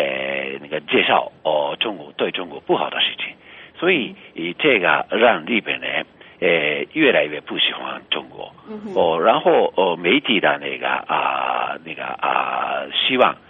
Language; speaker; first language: Chinese; non-native, fluent; Japanese